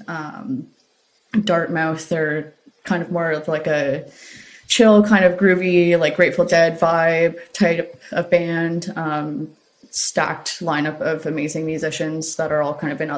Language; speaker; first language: English; native; English